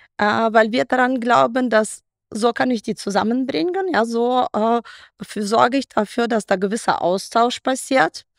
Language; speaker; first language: German; non-native, fluent; Russian